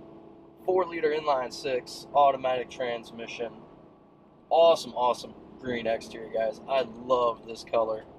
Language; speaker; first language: English; native; English